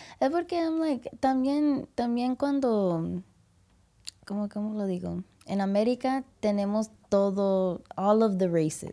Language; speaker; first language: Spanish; early bilingual, heritage; English